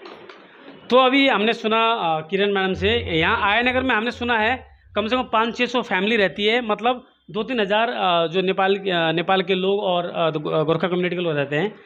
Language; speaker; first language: Hindi; native; Hindi